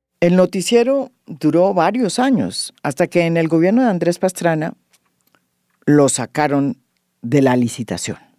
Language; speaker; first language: Spanish; native; Spanish